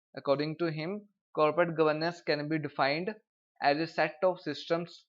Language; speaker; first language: English; non-native, local second language; Punjabi